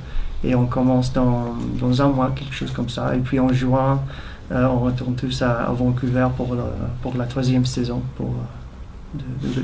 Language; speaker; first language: French; non-native, fluent; English